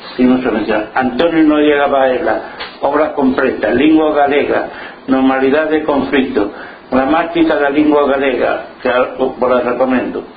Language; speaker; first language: Galician; non-native, local second language; Spanish